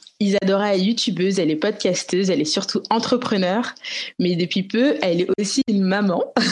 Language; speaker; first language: French; native; French